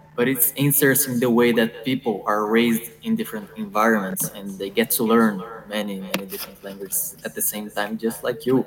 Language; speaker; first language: English; non-native, fluent; Portuguese